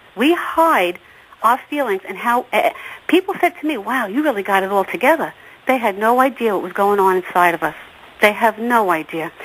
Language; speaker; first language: English; native; English